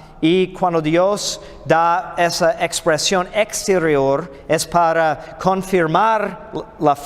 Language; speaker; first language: Spanish; non-native, fluent; English